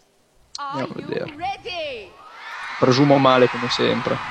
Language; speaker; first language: Italian; native; Italian